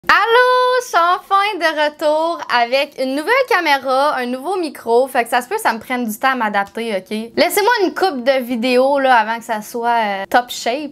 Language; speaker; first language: French; native; French